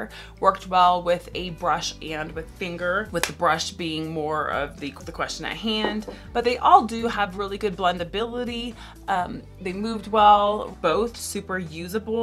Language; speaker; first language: English; native; English